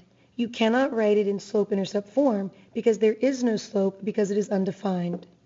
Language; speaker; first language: English; native; English